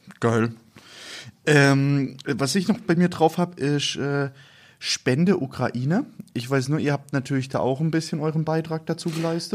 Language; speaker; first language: German; native; German